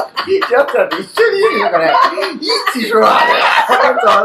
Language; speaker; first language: Chinese; non-native, fluent; Japanese